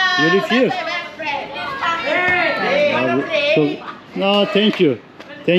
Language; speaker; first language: English; non-native, learner; Turkish